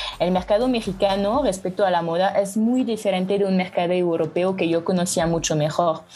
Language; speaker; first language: Spanish; non-native, fluent; French